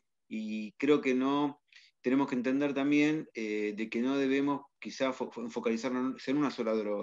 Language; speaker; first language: Spanish; native; Spanish